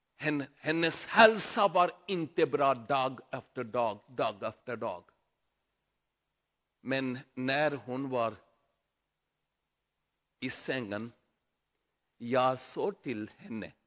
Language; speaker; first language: Swedish; non-native, learner; Urdu